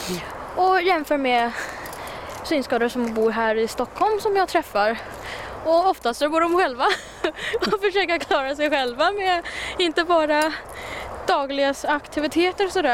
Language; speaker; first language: Swedish; non-native, fluent; Chinese